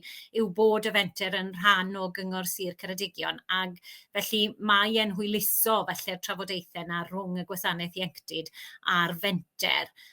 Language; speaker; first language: Welsh; native; Welsh